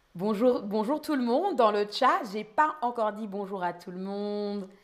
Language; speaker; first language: French; native; French